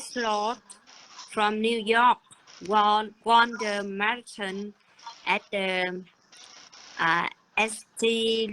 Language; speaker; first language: English; non-native, learner; Vietnamese